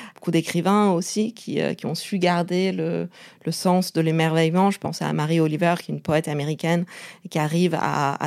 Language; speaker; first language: French; non-native, fluent; Chinese